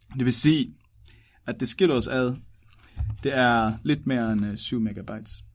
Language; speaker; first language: Danish; native; Danish